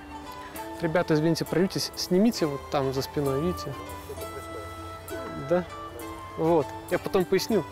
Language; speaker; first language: Russian; native; Russian